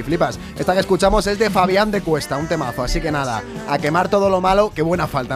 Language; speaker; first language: Spanish; native; Spanish